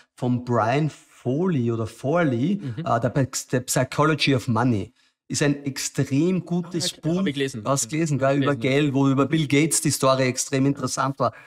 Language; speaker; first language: German; native; German